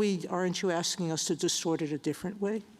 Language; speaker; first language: English; native; English